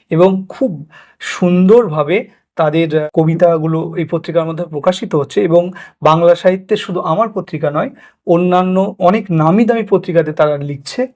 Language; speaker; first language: Bangla; native; Bangla